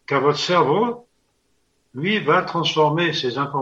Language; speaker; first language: French; native; French